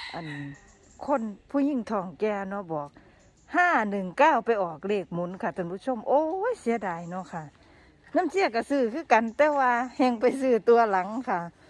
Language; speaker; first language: Thai; native; Thai